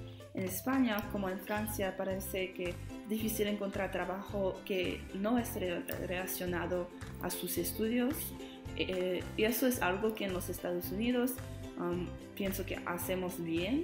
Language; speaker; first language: Spanish; non-native, learner; English